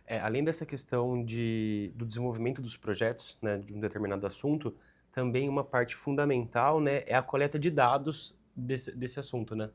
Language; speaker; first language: Portuguese; native; Portuguese